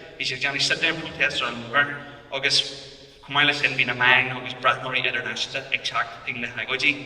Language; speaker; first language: Irish; non-native, local second language; English